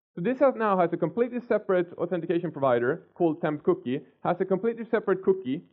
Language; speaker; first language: English; non-native, fluent; Swedish